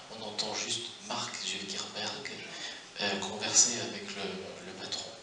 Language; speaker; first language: French; native; French